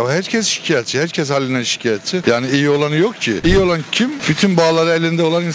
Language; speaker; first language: Turkish; native; Turkish